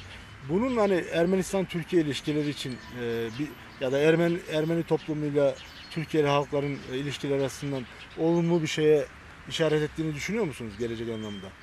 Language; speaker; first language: Turkish; native; Turkish